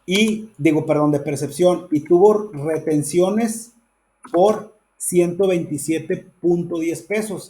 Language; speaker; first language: Spanish; native; Spanish